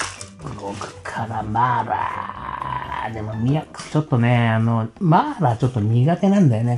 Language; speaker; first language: Japanese; native; Japanese